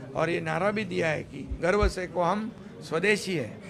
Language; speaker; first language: Hindi; non-native, local second language; Marathi